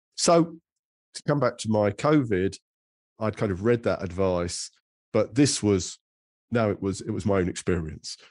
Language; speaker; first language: English; native; English